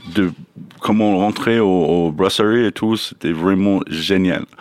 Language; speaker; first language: French; non-native, learner; English